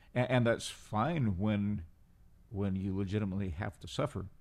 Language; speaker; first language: English; non-native, fluent; Spanish